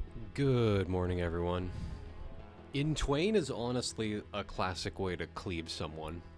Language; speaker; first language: English; native; English